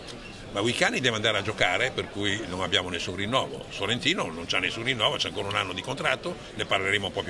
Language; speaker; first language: Italian; native; Italian